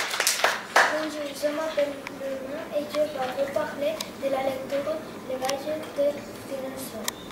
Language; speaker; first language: French; non-native, learner; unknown